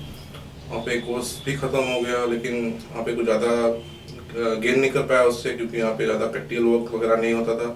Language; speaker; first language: Hindi; non-native, local second language; Assamese